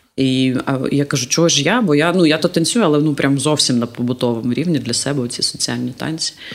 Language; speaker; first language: Ukrainian; non-native, local second language; Russian